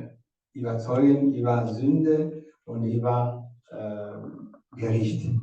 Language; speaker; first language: German; non-native, fluent; Rundi